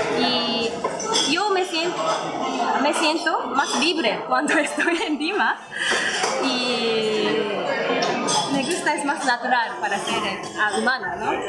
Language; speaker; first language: Spanish; non-native, learner; Japanese